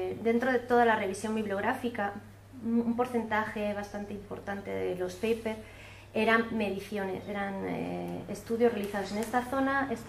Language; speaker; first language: Spanish; native; Spanish